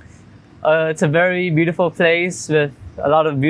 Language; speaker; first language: English; early bilingual, other home language; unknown